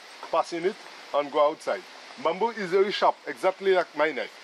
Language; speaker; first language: English; non-native, learner; French